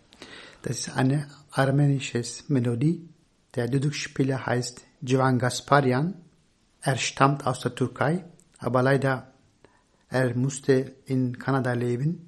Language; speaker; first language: German; non-native, fluent; Turkish